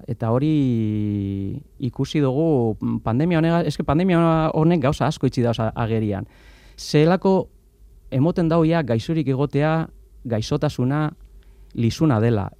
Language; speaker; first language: Basque; native; Basque